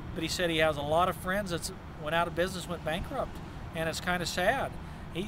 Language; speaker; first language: English; native; English